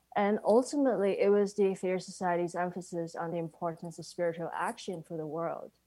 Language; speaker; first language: English; non-native, local second language; Cantonese